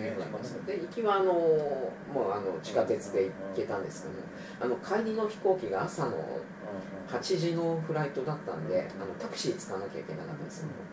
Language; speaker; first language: Japanese; native; Japanese